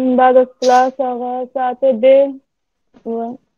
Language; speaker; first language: Persian; non-native, learner; Urdu